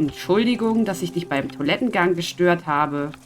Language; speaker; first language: German; native; German